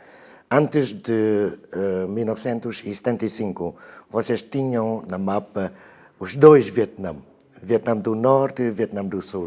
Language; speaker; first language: Portuguese; non-native, fluent; Vietnamese